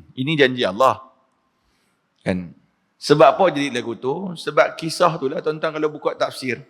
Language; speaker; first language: Malay; native; Malay